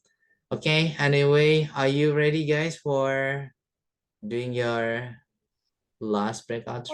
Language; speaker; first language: English; non-native, fluent; Indonesian